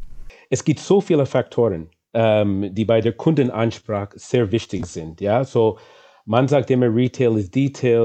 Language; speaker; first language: German; non-native, fluent; English